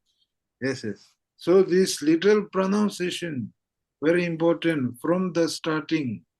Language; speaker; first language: English; non-native, fluent; Tibetan